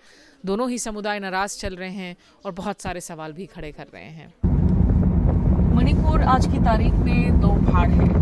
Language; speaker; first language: Hindi; native; Hindi